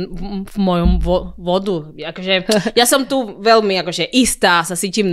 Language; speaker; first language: Slovak; non-native, fluent; Spanish